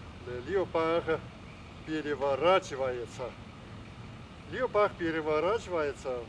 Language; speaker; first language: Russian; non-native, learner; Chinese